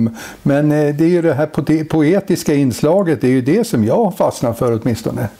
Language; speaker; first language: Swedish; native; Swedish